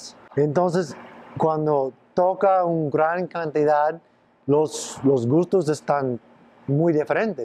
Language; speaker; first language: Spanish; non-native, fluent; English